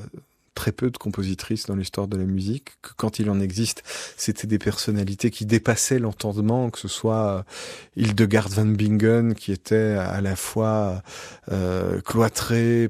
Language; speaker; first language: French; native; French